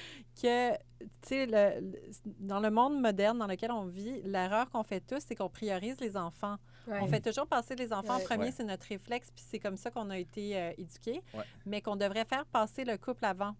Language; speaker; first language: French; native; French